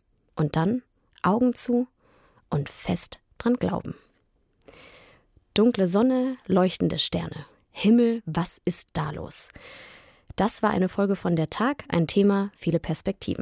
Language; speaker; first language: German; native; German